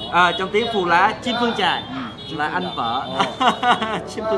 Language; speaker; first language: Vietnamese; early bilingual, heritage; Vietnamese